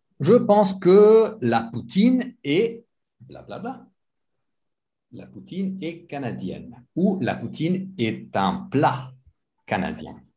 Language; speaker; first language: French; non-native, fluent; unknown